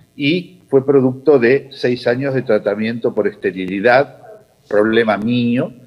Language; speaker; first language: Spanish; native; Spanish